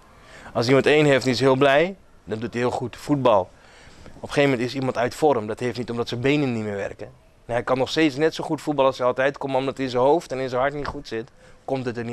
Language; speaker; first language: Dutch; native; Dutch